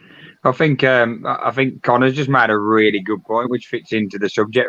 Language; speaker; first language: English; native; English